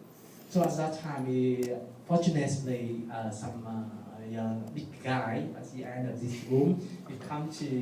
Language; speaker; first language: English; non-native, learner; Vietnamese